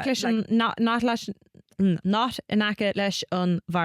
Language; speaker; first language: Irish; non-native, local second language; English